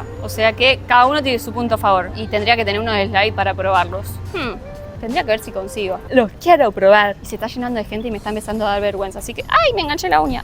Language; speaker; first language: Spanish; native; Spanish